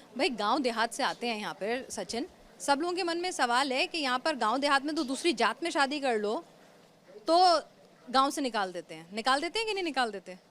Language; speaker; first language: Hindi; native; Hindi